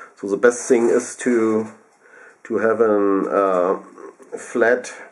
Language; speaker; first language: English; non-native, fluent; German